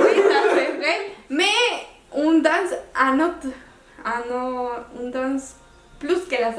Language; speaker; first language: French; non-native, local second language; Spanish